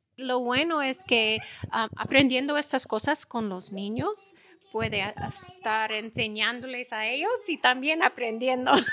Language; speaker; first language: Spanish; non-native, fluent; English